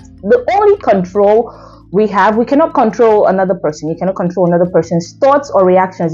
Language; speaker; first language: English; non-native, local second language; Igbo